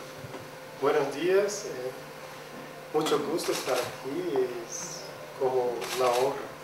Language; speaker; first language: Spanish; non-native, learner; Portuguese